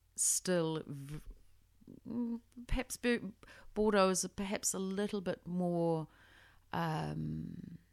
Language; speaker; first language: English; native; English